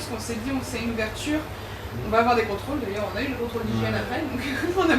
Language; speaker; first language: French; native; French